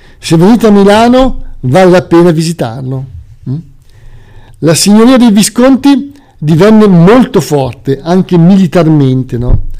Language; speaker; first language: Italian; native; Italian